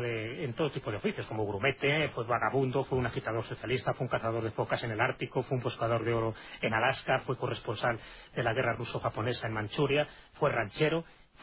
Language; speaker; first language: Spanish; native; Spanish